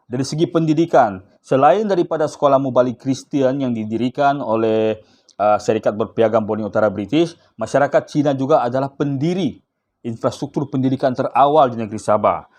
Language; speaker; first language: Malay; native; Malay